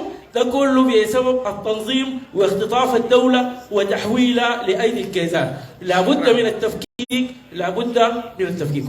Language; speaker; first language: Arabic; native; Arabic